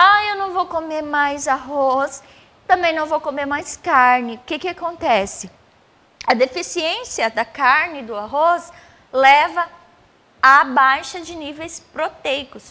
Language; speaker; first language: Portuguese; native; Portuguese